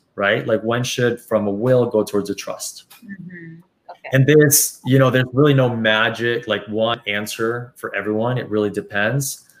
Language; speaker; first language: English; early bilingual, other home language; Spanish